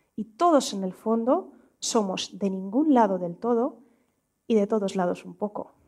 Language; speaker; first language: Spanish; non-native, fluent; Russian